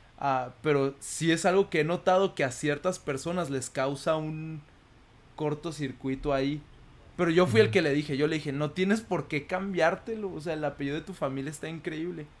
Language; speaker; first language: Spanish; early bilingual, heritage; Spanish